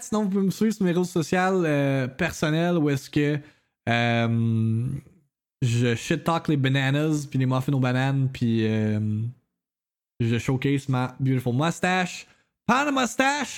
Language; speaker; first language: French; native; French